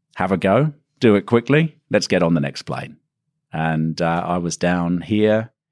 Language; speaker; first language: English; native; English